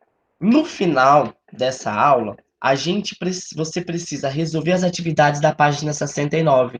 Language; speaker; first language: Portuguese; native; Portuguese